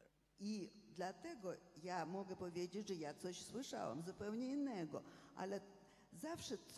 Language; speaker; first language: Polish; non-native, fluent; Russian